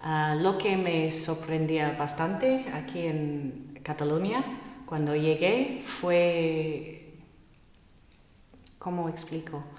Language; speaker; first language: Spanish; non-native, fluent; English